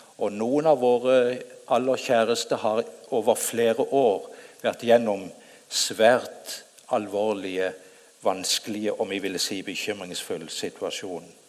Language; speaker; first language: Norwegian; native; Norwegian